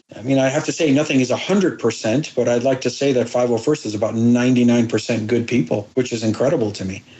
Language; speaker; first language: English; early bilingual, other home language; Persian